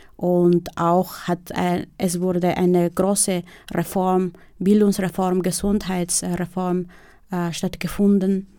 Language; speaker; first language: German; non-native, fluent; Spanish